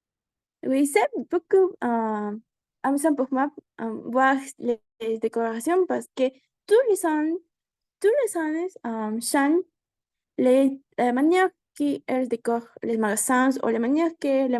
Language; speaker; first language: French; non-native, learner; Spanish